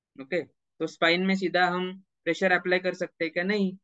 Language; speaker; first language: Hindi; non-native, local second language; Marathi